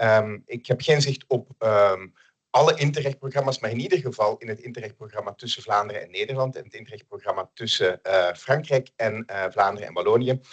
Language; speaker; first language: Dutch; native; Dutch